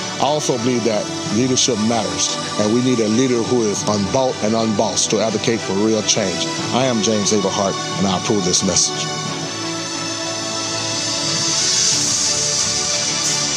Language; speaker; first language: English; native; English